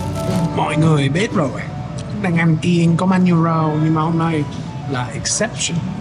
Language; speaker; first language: Vietnamese; early bilingual, heritage; Vietnamese